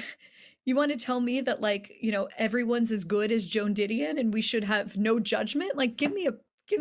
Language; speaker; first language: English; native; English